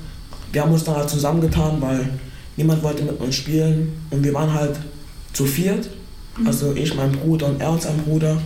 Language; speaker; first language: German; early bilingual, other home language; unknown